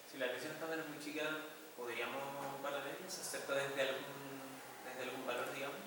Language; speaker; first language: Spanish; native; Spanish